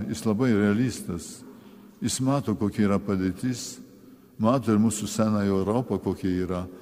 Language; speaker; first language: Lithuanian; early bilingual, heritage; Lithuanian